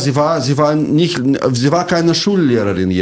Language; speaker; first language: German; non-native, fluent; Russian